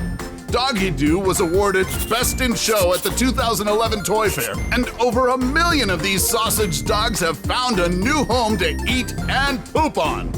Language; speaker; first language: English; native; English